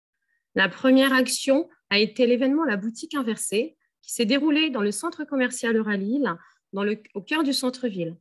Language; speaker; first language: French; native; French